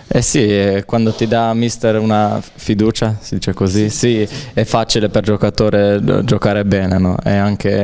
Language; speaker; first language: Italian; non-native, learner; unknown